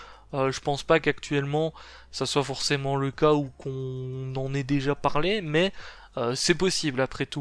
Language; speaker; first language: French; native; French